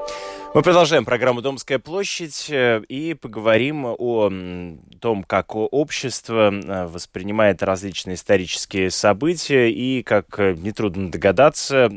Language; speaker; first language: Russian; native; Russian